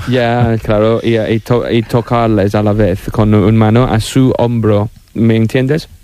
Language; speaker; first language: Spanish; non-native, fluent; English